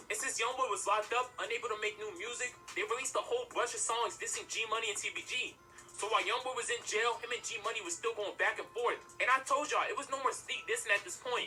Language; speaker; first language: English; native; English